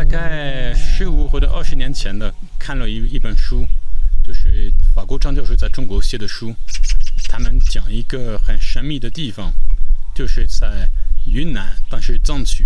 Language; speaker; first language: Chinese; non-native, fluent; French